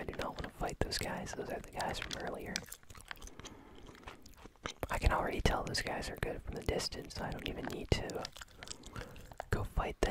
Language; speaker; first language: English; native; English